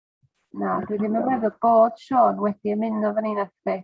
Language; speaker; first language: Welsh; native; Welsh